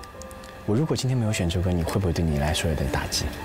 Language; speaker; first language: Chinese; native; Chinese